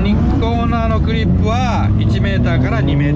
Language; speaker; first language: Japanese; native; Japanese